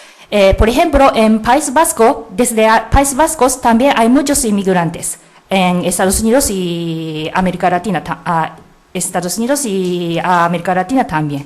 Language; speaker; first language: Spanish; non-native, learner; Japanese